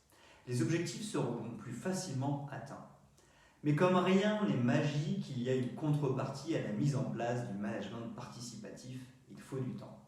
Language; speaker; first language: French; native; French